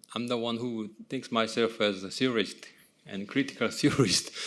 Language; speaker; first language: English; non-native, fluent; Korean